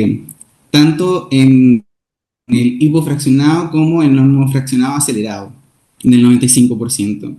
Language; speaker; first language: Spanish; native; Spanish